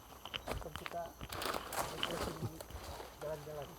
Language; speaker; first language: Malay; native; Malay